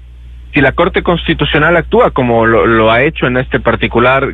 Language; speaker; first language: Spanish; native; Spanish